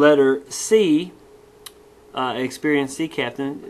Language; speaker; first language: English; native; English